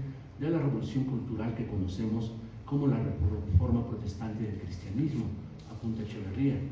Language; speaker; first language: Spanish; native; Spanish